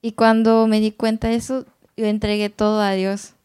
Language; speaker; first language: Spanish; non-native, learner; Japanese